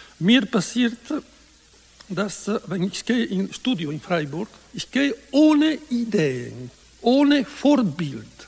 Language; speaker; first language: German; non-native, learner; Italian